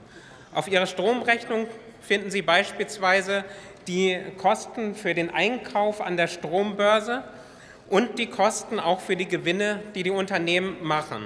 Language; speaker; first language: German; native; German